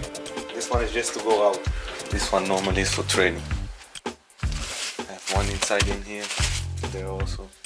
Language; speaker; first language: English; non-native, learner; Portuguese